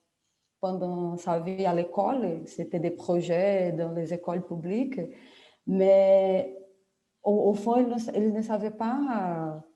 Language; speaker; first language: French; non-native, fluent; Portuguese